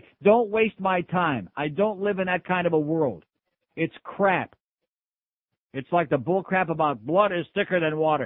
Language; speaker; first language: English; native; English